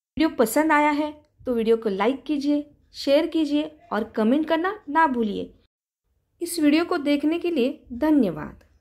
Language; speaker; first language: Hindi; non-native, local second language; Marathi